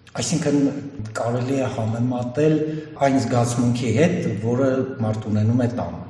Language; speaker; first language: Armenian; native; Armenian